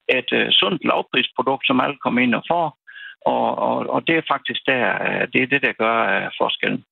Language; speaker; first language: Danish; native; Danish